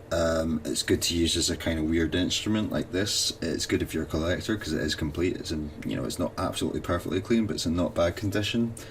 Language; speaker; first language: English; native; English